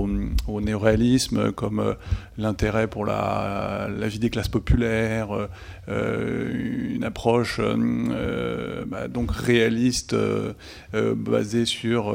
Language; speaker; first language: French; native; French